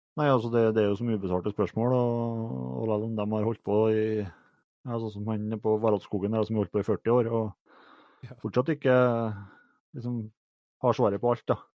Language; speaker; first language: Norwegian; native; Norwegian